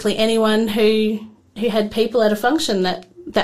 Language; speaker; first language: English; native; English